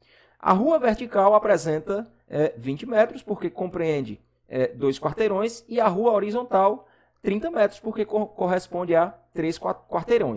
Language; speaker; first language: Portuguese; native; Portuguese